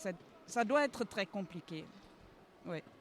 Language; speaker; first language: French; non-native, fluent; German